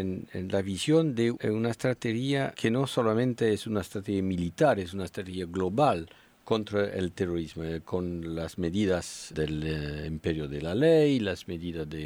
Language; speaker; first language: Spanish; non-native, fluent; French